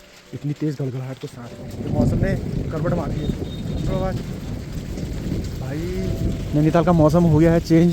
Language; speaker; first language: Hindi; native; Hindi